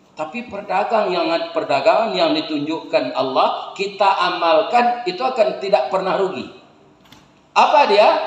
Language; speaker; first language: Malay; non-native, local second language; Minangkabau